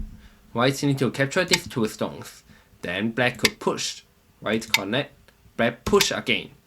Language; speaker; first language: English; non-native, fluent; Chinese